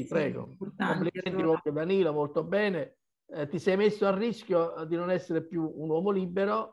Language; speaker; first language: Italian; native; Italian